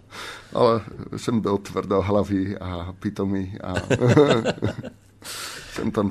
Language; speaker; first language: Czech; non-native, fluent; Dutch